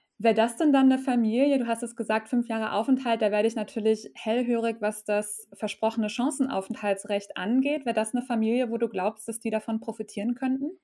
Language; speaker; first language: German; native; German